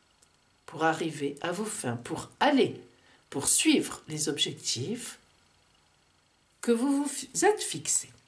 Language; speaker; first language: French; native; French